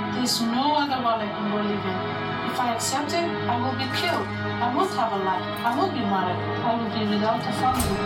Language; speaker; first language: English; non-native, fluent; Somali